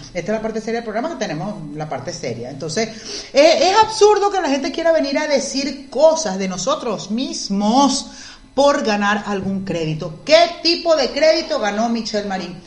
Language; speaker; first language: Spanish; native; Spanish